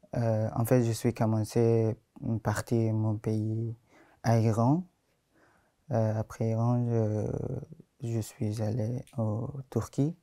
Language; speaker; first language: French; non-native, learner; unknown